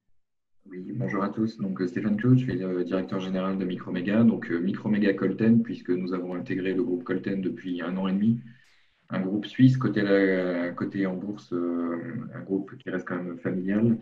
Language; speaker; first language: French; native; French